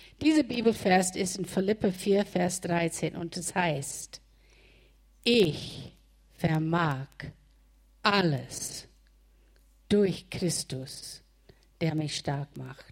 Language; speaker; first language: German; non-native, fluent; English